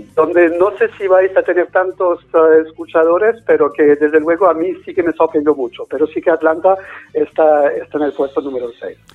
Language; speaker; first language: Spanish; non-native, fluent; German